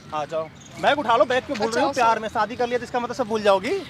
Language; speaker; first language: Hindi; native; Hindi